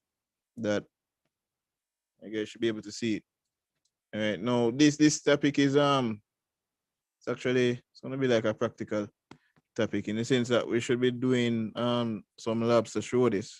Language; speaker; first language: English; native; English